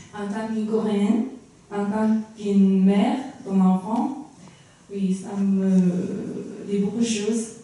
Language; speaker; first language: French; non-native, fluent; Korean